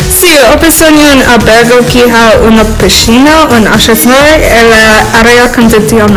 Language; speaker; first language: Italian; non-native, learner; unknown